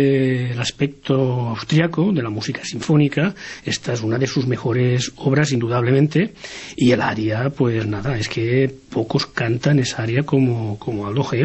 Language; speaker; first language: Spanish; native; Spanish